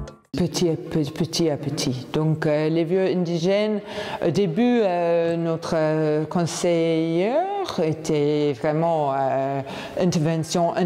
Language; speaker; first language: French; non-native, fluent; English